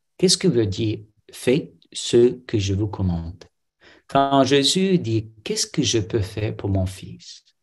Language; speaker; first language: French; non-native, fluent; Romanian